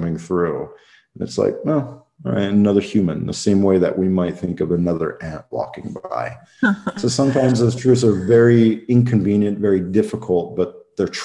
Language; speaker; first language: English; native; English